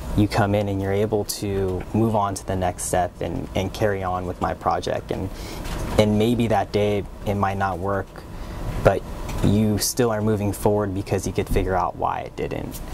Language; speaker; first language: English; native; English